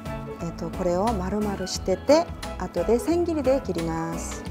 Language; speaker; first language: Japanese; non-native, fluent; Korean